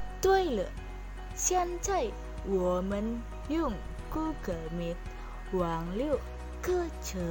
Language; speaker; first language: Chinese; non-native, learner; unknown